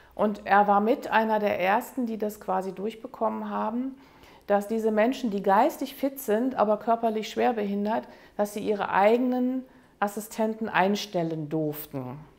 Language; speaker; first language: German; native; German